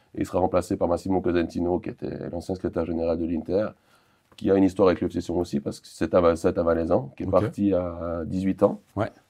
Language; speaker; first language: French; native; French